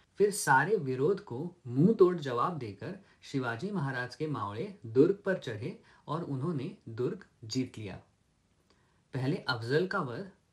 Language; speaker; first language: Hindi; non-native, local second language; Marathi